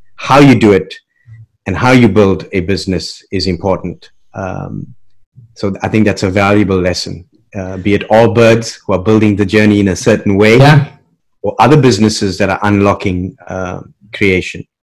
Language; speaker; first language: English; native; English